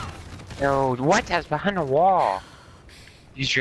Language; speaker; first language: English; native; English